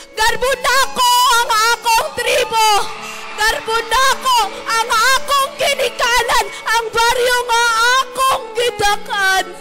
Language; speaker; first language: Cebuano; non-native, local second language; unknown